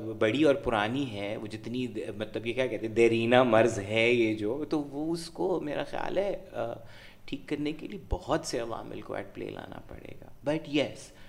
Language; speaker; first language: Urdu; non-native, local second language; Punjabi